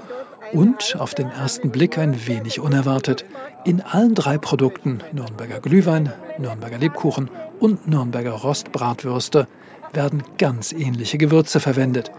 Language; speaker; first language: German; native; German